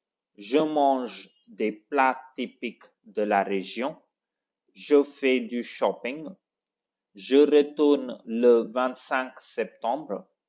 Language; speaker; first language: French; non-native, fluent; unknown